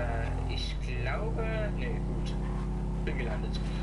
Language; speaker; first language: German; native; German